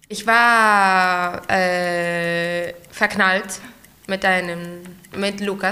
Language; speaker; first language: German; early bilingual, other home language; Greek